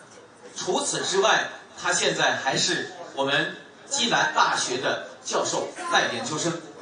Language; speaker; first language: Chinese; native; Chinese